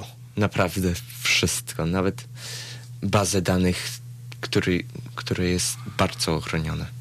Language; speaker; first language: Polish; early bilingual, heritage; Polish